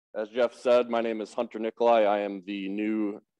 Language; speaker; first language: English; native; English